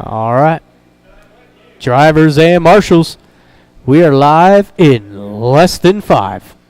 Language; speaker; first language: English; native; English